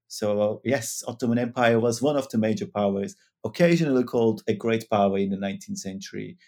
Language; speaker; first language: English; non-native, fluent; Turkish